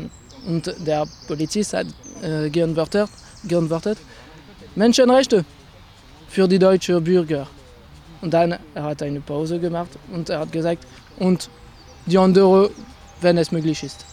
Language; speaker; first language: German; non-native, fluent; French